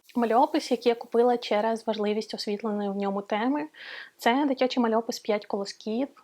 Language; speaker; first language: Ukrainian; non-native, local second language; Russian